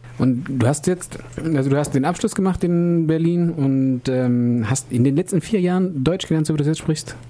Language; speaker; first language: German; native; German